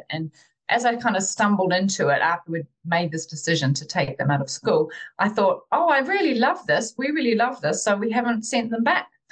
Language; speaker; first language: English; native; English